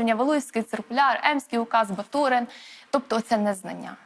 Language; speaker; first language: Ukrainian; native; Ukrainian